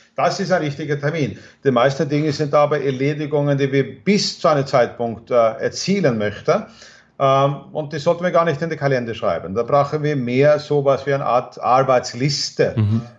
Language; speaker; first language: German; non-native, fluent; Swedish